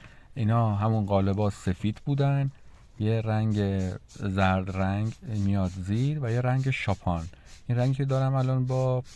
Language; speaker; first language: Persian; native; Persian